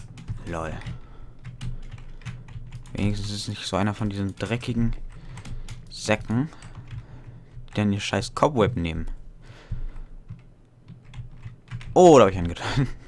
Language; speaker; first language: German; native; German